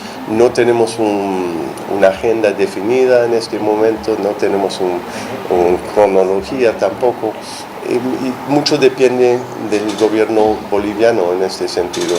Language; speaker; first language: Spanish; non-native, fluent; English